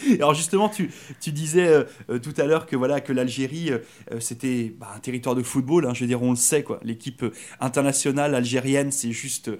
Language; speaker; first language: French; native; French